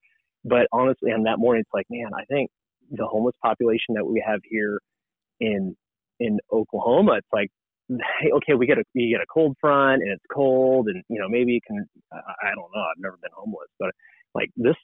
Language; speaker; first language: English; native; English